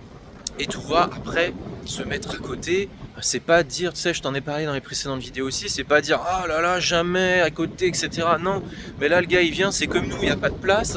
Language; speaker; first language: French; native; French